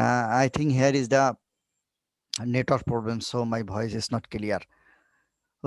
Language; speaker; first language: English; non-native, learner; Bangla